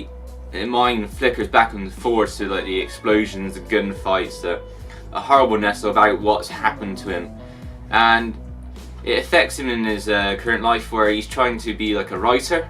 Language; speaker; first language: English; native; English